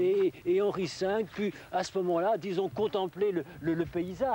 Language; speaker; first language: French; native; French